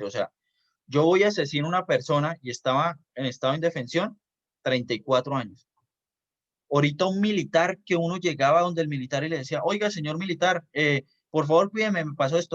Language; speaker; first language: Spanish; native; Spanish